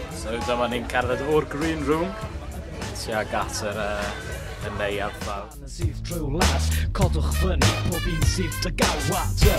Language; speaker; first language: Welsh; native; Welsh